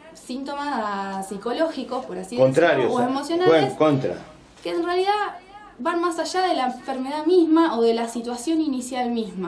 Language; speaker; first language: Spanish; native; Spanish